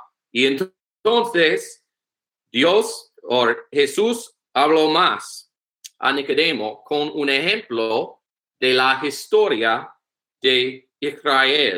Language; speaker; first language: Spanish; non-native, learner; English